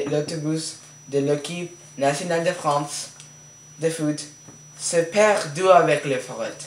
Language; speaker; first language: French; non-native, learner; Spanish